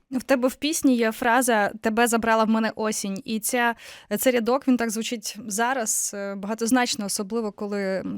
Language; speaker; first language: Ukrainian; native; Ukrainian